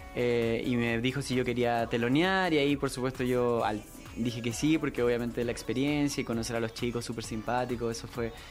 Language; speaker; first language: Spanish; native; Spanish